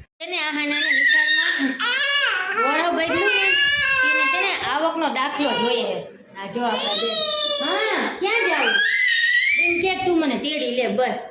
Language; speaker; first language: Gujarati; native; Gujarati